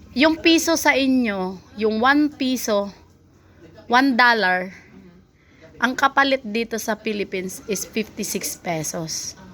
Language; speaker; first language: Filipino; non-native, local second language; Cebuano